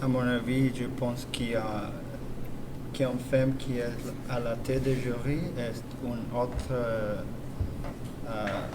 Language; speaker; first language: French; non-native, learner; English